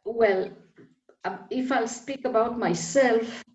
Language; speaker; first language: English; non-native, fluent; Hebrew